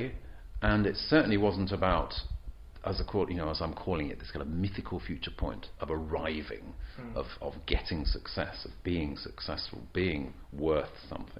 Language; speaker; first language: English; native; English